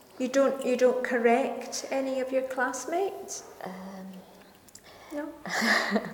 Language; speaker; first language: English; non-native, fluent; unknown